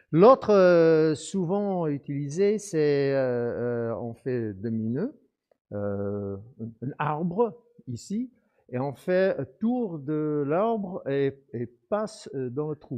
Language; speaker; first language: French; non-native, fluent; English